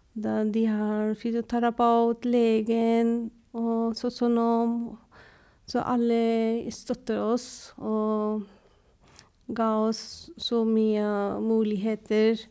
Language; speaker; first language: Norwegian; non-native, fluent; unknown